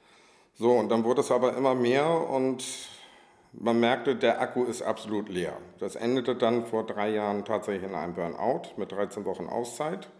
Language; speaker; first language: German; native; German